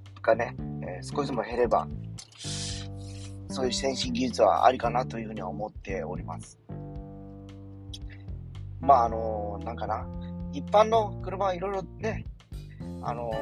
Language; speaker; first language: Japanese; native; Japanese